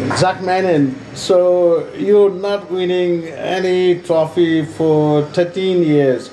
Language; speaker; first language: English; non-native, learner; Nepali